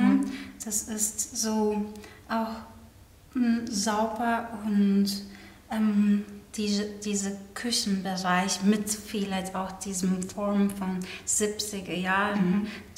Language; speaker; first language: German; non-native, fluent; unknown